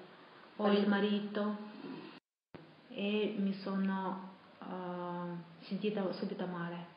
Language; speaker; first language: Italian; non-native, fluent; Russian